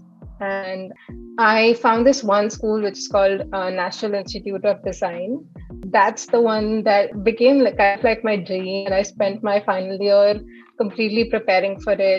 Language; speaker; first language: English; non-native, local second language; Hindi